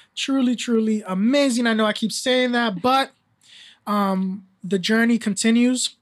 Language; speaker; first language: English; early bilingual, other home language; Spanish